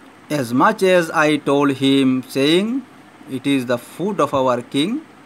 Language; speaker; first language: English; non-native, local second language; Sylheti